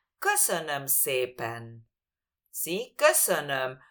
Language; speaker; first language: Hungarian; non-native, fluent; Spanish